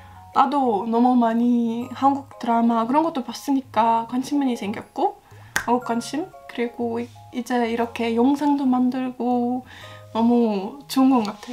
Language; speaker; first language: Korean; non-native, fluent; Estonian